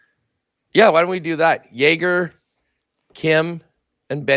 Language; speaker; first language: English; native; English